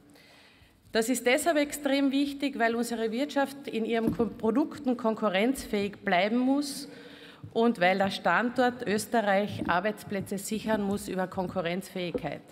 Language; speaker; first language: German; native; German